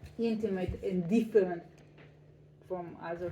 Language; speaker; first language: English; non-native, learner; Russian